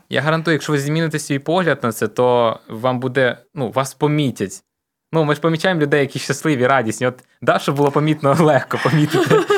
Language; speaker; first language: Ukrainian; non-native, local second language; Russian